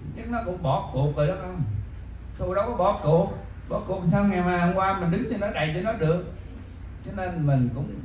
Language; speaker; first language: Vietnamese; native; Vietnamese